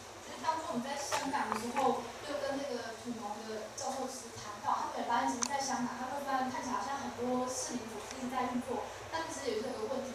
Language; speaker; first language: Chinese; native; Chinese